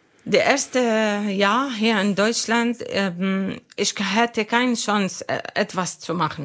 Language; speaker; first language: German; non-native, learner; Arabic